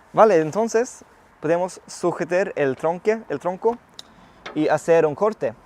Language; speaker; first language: Spanish; non-native, fluent; Swedish